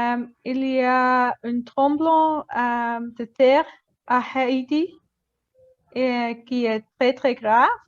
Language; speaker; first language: French; non-native, learner; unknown